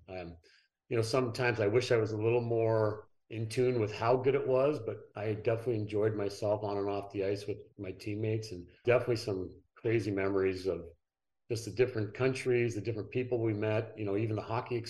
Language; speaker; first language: English; native; English